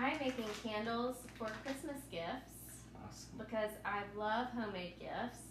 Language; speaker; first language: English; native; English